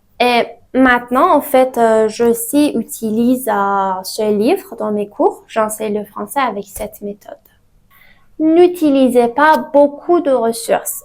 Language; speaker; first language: French; non-native, fluent; Persian